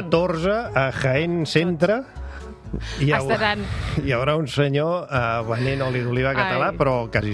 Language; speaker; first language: Catalan; native; Catalan